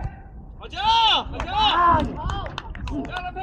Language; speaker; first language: Chinese; native; Chinese